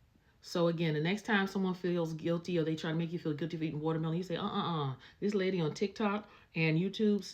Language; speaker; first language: English; native; English